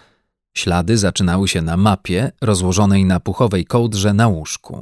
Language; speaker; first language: Polish; native; Polish